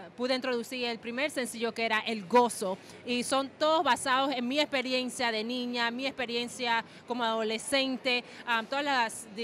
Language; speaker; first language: Spanish; early bilingual, heritage; Spanish